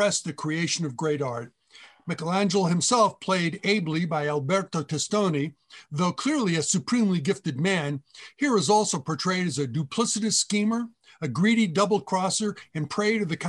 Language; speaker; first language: English; native; English